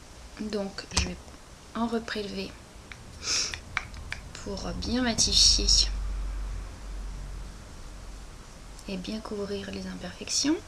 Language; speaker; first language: French; native; French